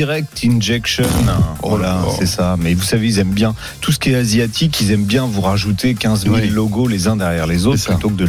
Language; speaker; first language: French; native; French